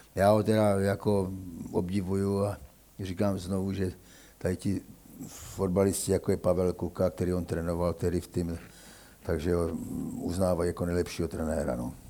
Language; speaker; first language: Czech; native; Czech